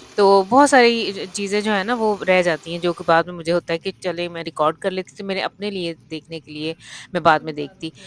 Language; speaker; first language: Urdu; non-native, local second language; Punjabi